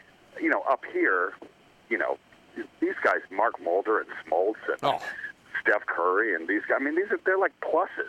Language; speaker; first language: English; native; English